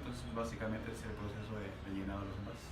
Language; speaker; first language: Spanish; native; Spanish